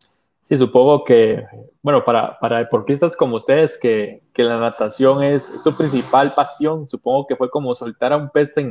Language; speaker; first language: Spanish; native; Spanish